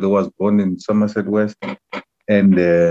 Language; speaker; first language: English; non-native, local second language; Xhosa